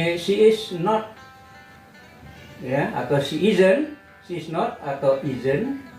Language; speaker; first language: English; non-native, fluent; Indonesian